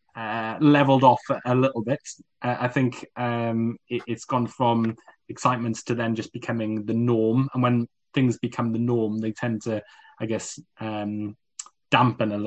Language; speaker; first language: English; native; English